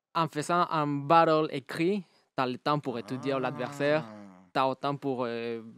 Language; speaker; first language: French; non-native, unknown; Spanish